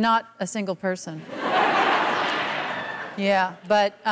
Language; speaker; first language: English; native; English